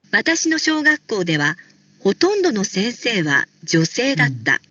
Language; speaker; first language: Japanese; non-native, learner; Indonesian